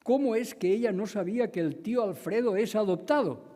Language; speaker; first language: Spanish; native; Spanish